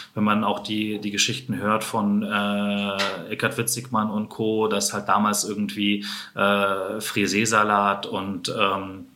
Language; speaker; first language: German; native; German